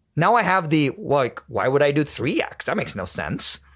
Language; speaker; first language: English; non-native, local second language; Tamil